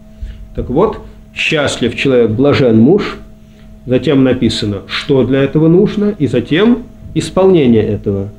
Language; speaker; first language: Russian; native; Russian